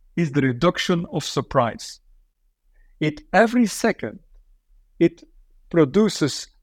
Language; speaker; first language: English; non-native, fluent; Dutch